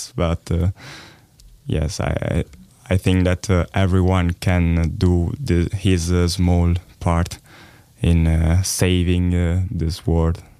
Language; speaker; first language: English; non-native, learner; Italian